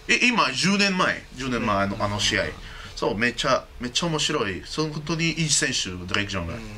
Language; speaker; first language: Japanese; non-native, learner; Spanish